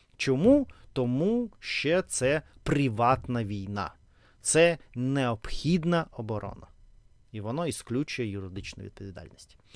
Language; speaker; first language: Ukrainian; non-native, local second language; Russian